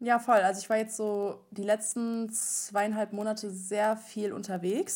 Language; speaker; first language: German; native; German